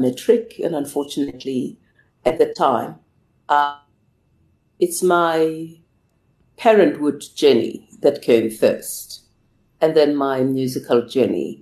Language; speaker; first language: English; non-native, local second language; Zulu